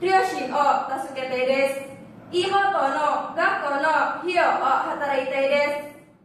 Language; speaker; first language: Japanese; non-native, learner; Indonesian